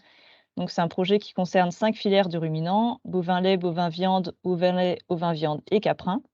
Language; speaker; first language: French; native; French